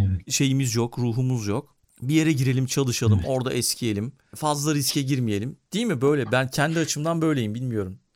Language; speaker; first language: Turkish; native; Turkish